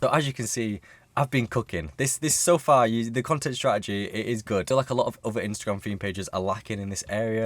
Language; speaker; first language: English; native; English